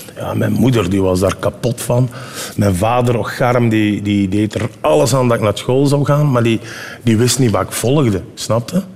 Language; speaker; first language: Dutch; early bilingual, other home language; Turkish